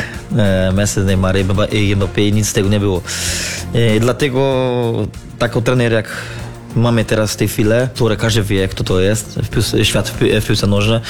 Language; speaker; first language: Polish; non-native, learner; Portuguese